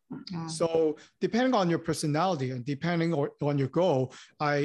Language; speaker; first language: English; non-native, local second language; Cantonese